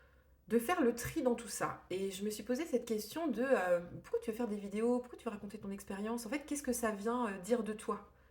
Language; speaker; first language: French; native; French